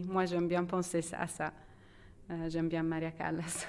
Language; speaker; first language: French; non-native, fluent; Italian